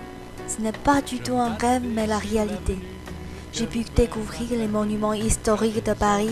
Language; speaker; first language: French; non-native, fluent; Chinese